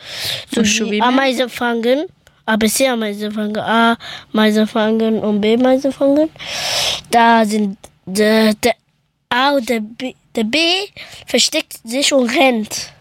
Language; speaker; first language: German; early bilingual, other home language; Persian